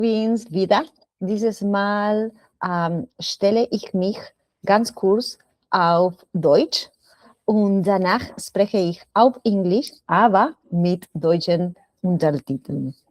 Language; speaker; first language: German; non-native, learner; Spanish